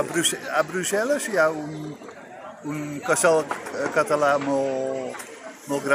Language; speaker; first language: Catalan; non-native, fluent; Dutch